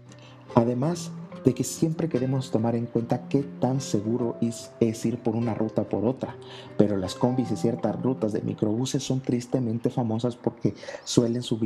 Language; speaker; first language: Spanish; native; Spanish